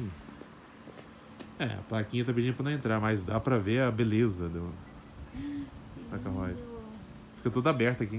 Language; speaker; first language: Portuguese; native; Portuguese